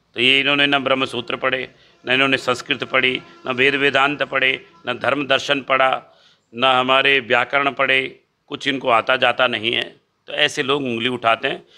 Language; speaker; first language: Hindi; native; Hindi